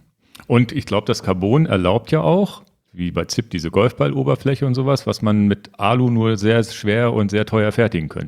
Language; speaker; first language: German; native; German